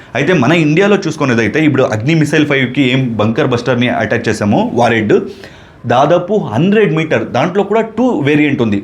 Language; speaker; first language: Telugu; non-native, local second language; Kannada